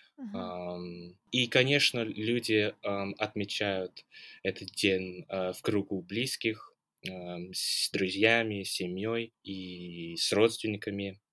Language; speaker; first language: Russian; non-native, fluent; English